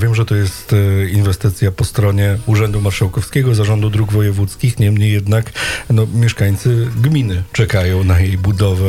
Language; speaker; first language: Polish; native; Polish